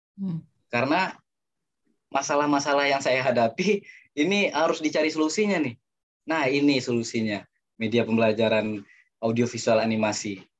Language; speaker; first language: Indonesian; non-native, local second language; Minangkabau